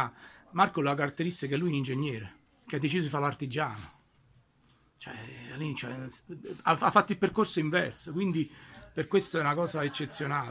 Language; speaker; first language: Italian; native; Italian